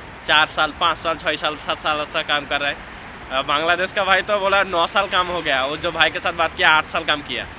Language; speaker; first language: Hindi; non-native, local second language; Bangla